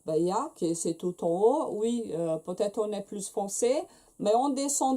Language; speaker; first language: French; non-native, fluent; Portuguese